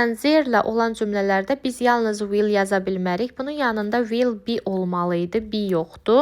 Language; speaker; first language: Azerbaijani; native; Azerbaijani